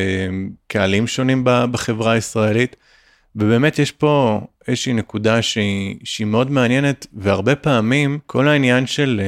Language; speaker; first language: Hebrew; native; Hebrew